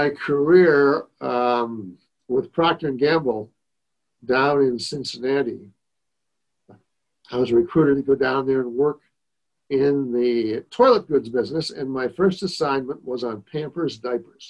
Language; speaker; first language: English; native; English